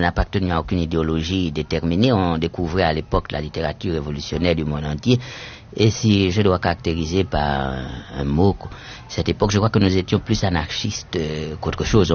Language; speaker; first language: French; native; French